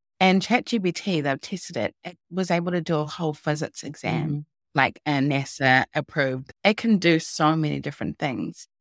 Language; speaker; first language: English; native; English